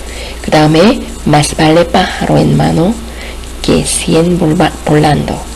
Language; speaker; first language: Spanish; non-native, fluent; Korean